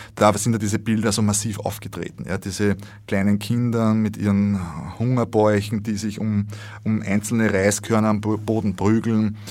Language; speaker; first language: German; native; German